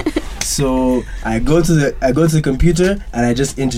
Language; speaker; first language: English; non-native, local second language; Ganda